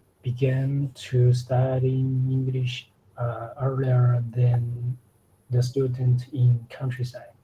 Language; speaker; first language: English; non-native, learner; Chinese